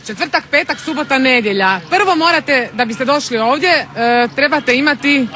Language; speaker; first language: Croatian; native; Croatian